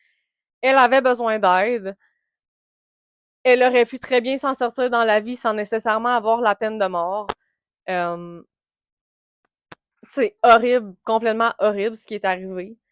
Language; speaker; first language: French; native; French